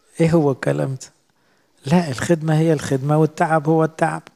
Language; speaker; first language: Arabic; native; Arabic